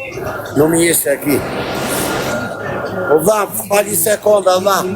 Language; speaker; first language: Italian; non-native, fluent; Albanian